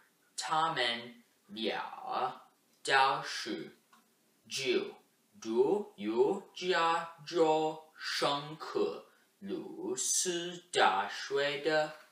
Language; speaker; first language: Chinese; non-native, learner; English